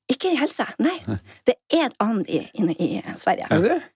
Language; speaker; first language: Norwegian; native; Norwegian